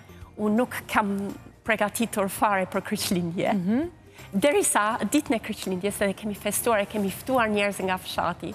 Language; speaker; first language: Albanian; non-native, fluent; English